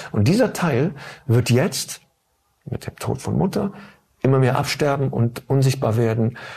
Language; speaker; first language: German; early bilingual, other home language; Turkish